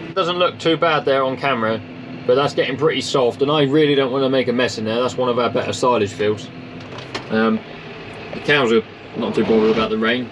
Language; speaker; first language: English; native; English